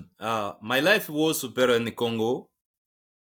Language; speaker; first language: English; non-native, learner; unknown